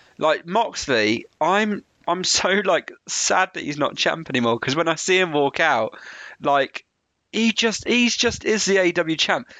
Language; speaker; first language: English; native; English